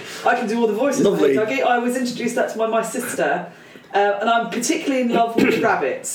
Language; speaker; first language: English; native; English